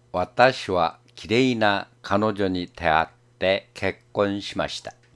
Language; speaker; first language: Japanese; non-native, fluent; Korean